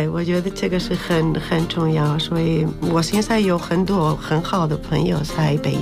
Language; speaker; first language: Chinese; non-native, learner; Spanish